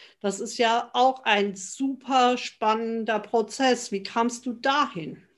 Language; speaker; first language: German; native; German